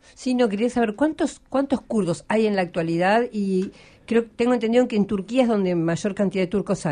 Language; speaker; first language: Spanish; native; Spanish